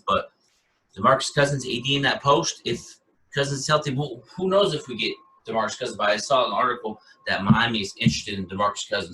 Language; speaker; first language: English; native; English